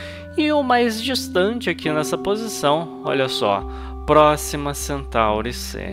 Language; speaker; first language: Portuguese; native; Portuguese